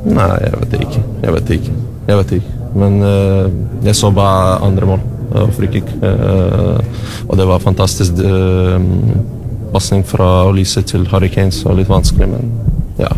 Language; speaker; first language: Norwegian; non-native, fluent; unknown